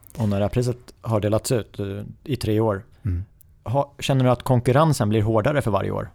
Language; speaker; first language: Swedish; early bilingual, other home language; Persian